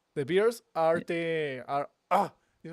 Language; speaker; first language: English; non-native, learner; Spanish